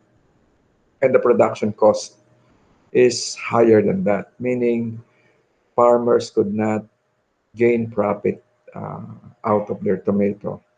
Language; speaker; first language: English; non-native, local second language; Filipino